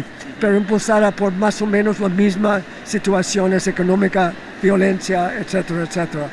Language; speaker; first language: Spanish; non-native, fluent; English